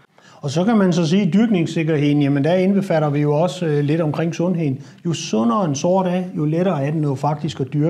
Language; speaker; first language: Danish; native; Danish